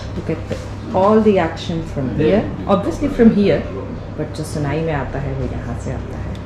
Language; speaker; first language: Urdu; native; Urdu